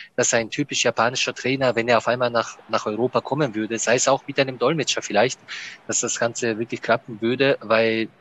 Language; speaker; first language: German; non-native, fluent; Japanese